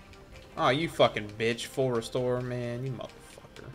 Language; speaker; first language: English; native; English